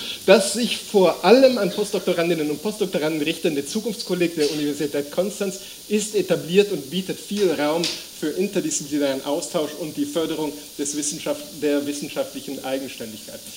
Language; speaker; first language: German; native; German